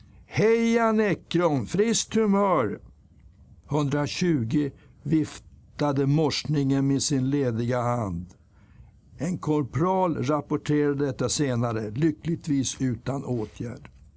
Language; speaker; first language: Swedish; native; Swedish